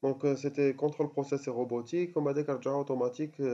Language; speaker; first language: French; non-native, local second language; Arabic